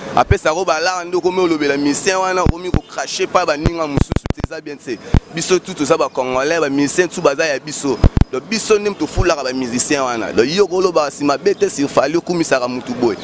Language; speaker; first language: Lingala; native; Lingala